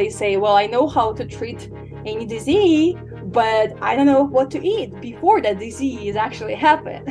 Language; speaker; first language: English; non-native, fluent; Ukrainian